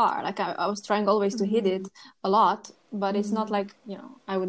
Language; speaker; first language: English; non-native, fluent; Romanian